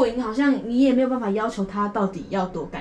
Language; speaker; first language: Chinese; native; Chinese